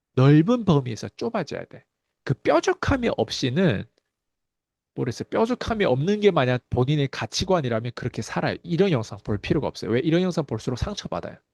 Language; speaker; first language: Korean; early bilingual, heritage; Korean